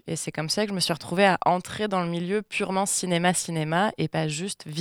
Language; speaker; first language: French; native; French